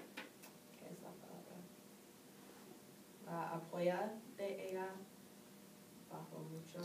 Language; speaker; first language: Spanish; non-native, learner; English